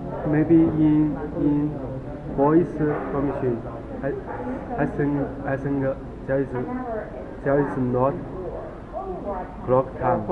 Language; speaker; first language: English; non-native, learner; Chinese